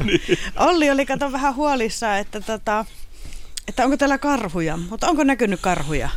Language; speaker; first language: Finnish; native; Finnish